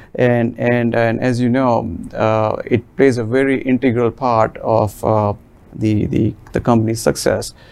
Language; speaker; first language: English; non-native, local second language; Gujarati